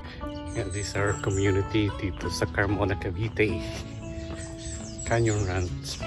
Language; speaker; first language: English; non-native, local second language; Filipino